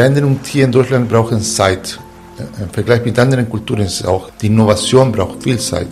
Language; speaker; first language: German; non-native, fluent; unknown